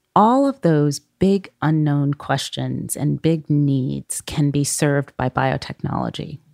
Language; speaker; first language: English; native; English